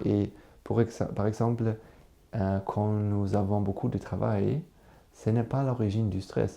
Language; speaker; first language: French; non-native, learner; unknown